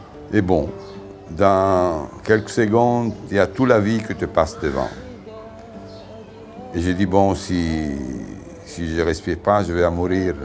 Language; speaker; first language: French; non-native, fluent; Italian